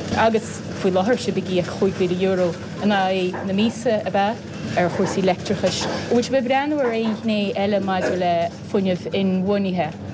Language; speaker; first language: Irish; native; Irish